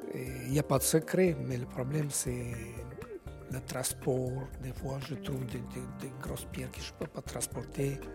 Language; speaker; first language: French; non-native, learner; Albanian